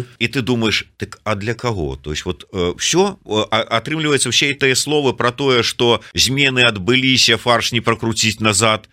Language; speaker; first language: Belarusian; non-native, local second language; Russian